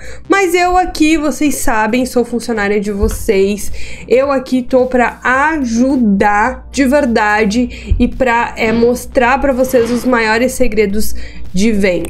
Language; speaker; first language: Portuguese; native; Portuguese